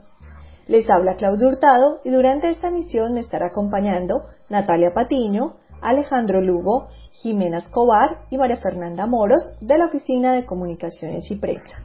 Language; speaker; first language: Spanish; native; Spanish